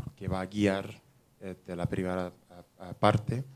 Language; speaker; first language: Spanish; non-native, fluent; English